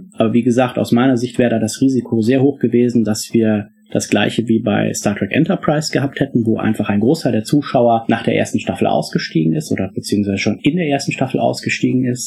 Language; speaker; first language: German; native; German